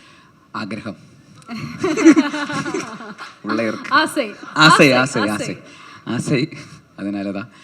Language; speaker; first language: Tamil; non-native, learner; Malayalam